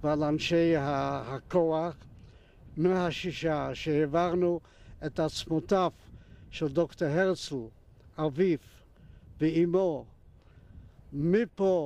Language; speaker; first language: Hebrew; non-native, fluent; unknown